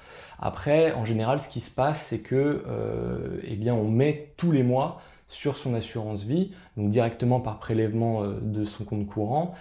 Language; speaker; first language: French; native; French